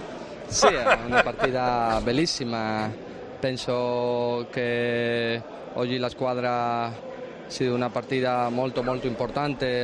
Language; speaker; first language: Italian; non-native, learner; Spanish